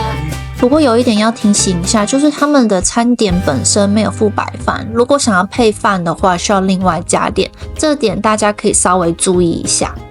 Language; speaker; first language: Chinese; native; Chinese